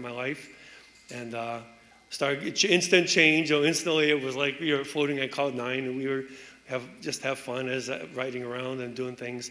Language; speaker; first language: English; native; English